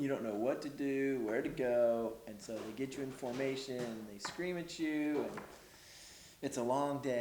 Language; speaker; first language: English; native; English